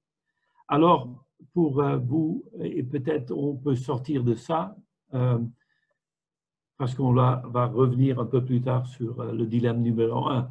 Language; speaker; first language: French; non-native, fluent; Dutch